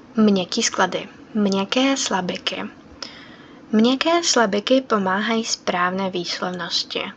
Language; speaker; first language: Czech; non-native, fluent; Ukrainian